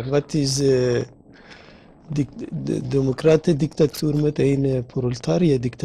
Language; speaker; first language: Dutch; non-native, learner; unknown